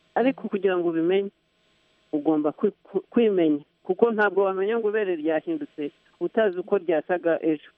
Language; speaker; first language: Kinyarwanda; early bilingual, heritage; Kinyarwanda